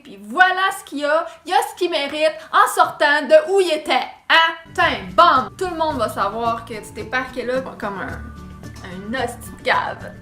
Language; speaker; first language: French; native; French